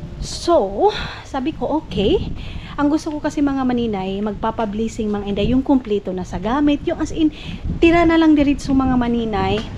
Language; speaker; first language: Filipino; non-native, local second language; Cebuano